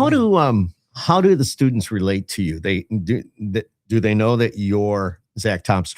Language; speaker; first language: English; native; English